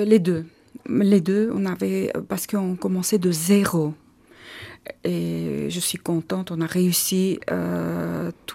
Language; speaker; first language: French; non-native, learner; Armenian